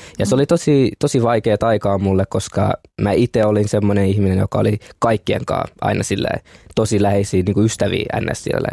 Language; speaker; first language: Finnish; early bilingual, other home language; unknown